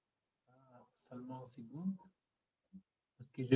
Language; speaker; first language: French; non-native, fluent; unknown